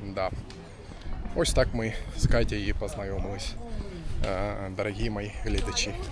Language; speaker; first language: Ukrainian; non-native, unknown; Turkish